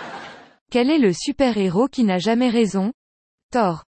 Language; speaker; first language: French; native; French